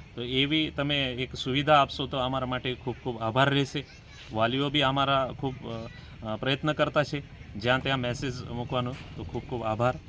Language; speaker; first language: Gujarati; non-native, local second language; Marathi